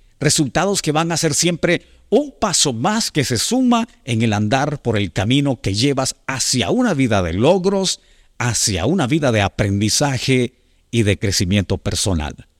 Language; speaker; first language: Spanish; native; Spanish